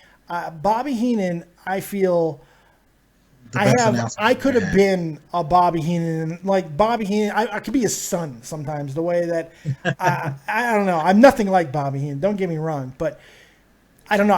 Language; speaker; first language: English; native; English